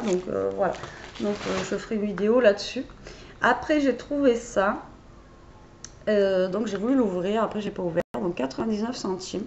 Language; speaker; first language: French; native; French